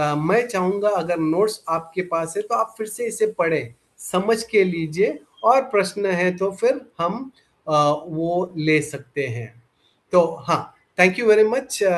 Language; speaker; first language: Hindi; non-native, local second language; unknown